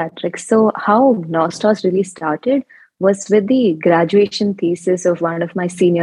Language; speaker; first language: English; non-native, local second language; Malayalam